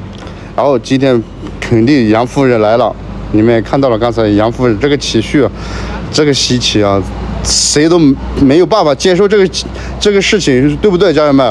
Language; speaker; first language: Chinese; native; Chinese